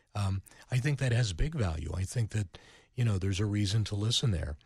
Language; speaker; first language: English; native; English